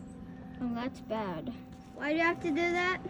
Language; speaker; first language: English; native; English